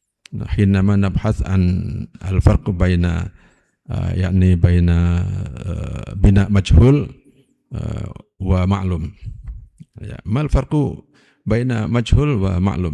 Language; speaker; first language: Arabic; non-native, fluent; Indonesian